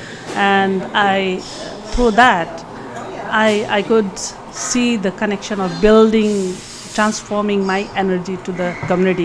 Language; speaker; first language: English; non-native, local second language; Nepali